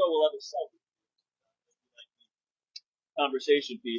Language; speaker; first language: English; native; English